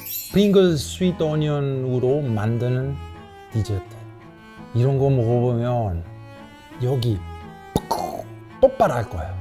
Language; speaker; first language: Korean; non-native, fluent; Italian